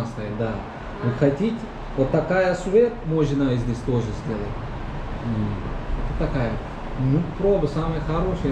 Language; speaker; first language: Russian; non-native, learner; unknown